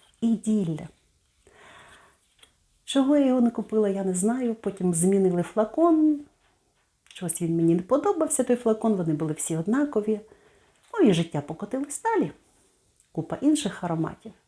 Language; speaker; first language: Ukrainian; native; Ukrainian